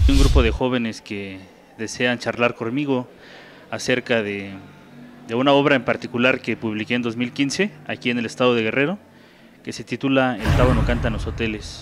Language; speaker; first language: Spanish; native; Spanish